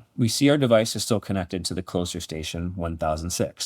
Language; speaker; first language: English; native; English